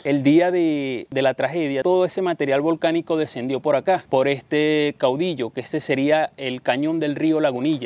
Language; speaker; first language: Spanish; native; Spanish